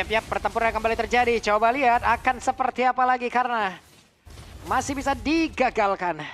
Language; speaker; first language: Indonesian; native; Indonesian